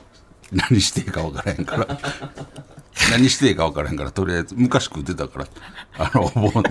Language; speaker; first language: Japanese; native; Japanese